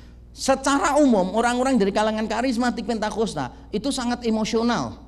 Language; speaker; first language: Indonesian; native; Indonesian